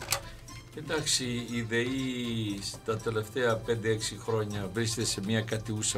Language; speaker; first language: Greek; native; Greek